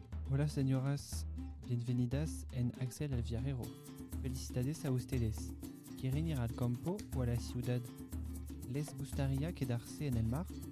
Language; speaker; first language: Spanish; non-native, learner; French